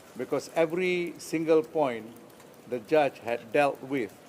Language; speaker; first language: English; non-native, local second language; Malay